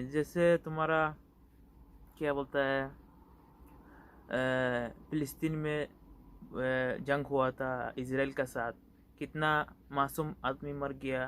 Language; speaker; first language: Hindi; non-native, local second language; Bangla